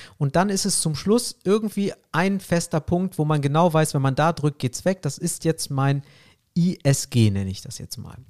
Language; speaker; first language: German; non-native, fluent; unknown